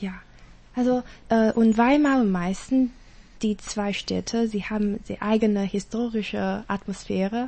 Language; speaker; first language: German; non-native, learner; Chinese